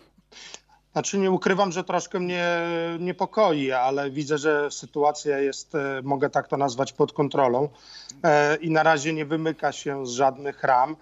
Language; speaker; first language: Polish; native; Polish